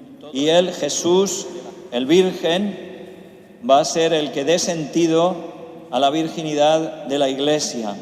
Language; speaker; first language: Spanish; native; Spanish